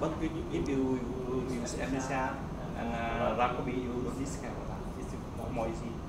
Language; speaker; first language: English; non-native, learner; Vietnamese